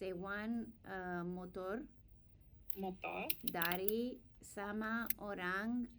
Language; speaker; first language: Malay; non-native, learner; English